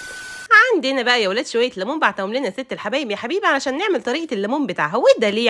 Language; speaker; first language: Arabic; native; Arabic